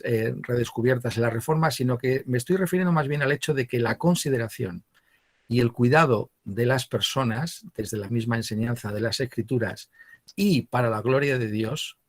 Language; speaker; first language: Spanish; native; Spanish